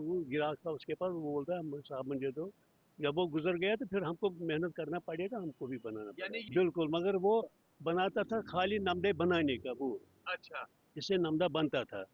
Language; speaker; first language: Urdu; non-native, local second language; Kashmiri